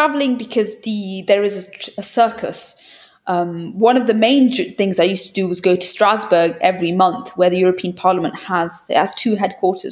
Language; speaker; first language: English; native; English